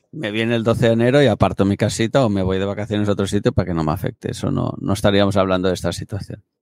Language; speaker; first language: Spanish; native; Spanish